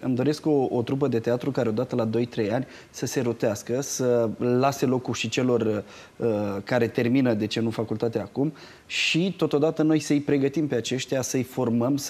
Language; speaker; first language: Romanian; native; Romanian